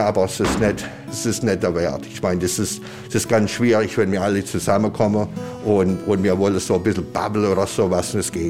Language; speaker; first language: German; early bilingual, heritage; German